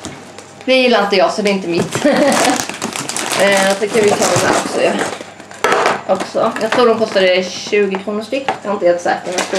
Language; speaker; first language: Swedish; native; Swedish